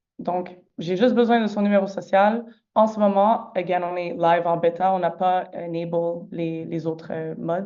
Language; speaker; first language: French; non-native, fluent; English